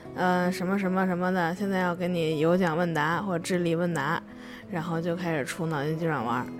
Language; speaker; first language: Chinese; native; Chinese